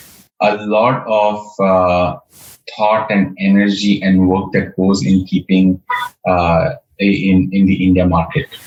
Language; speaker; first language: English; non-native, local second language; Marathi